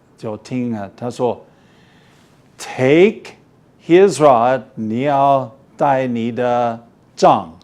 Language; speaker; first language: Chinese; early bilingual, heritage; English